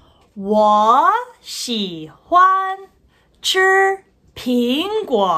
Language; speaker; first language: Chinese; non-native, fluent; English